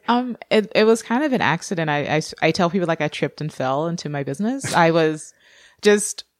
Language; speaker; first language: English; native; English